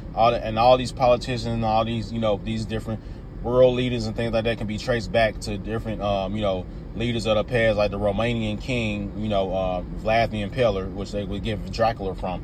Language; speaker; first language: English; native; English